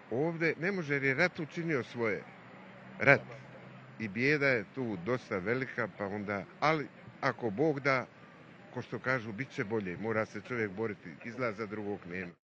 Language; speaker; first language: Bosnian; native; Bosnian